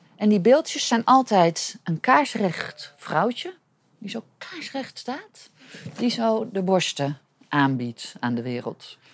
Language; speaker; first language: Dutch; native; Dutch